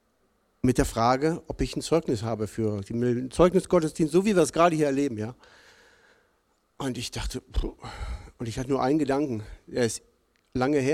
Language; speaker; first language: German; native; German